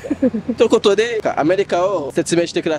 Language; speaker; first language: Japanese; non-native, learner; English